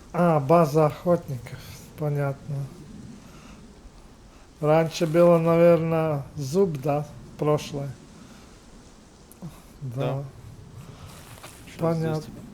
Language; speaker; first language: Russian; non-native, local second language; Latvian